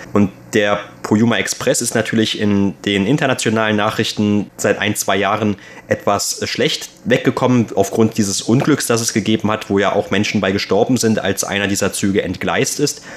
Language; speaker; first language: German; native; German